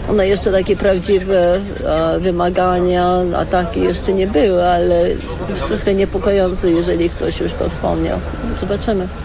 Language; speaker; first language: Polish; early bilingual, heritage; Polish